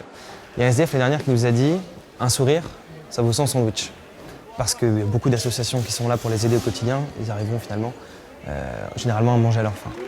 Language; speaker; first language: French; native; French